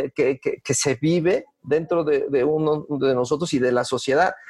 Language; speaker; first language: Spanish; native; Spanish